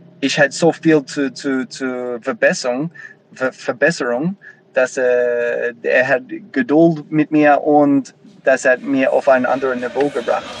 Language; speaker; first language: German; non-native, learner; English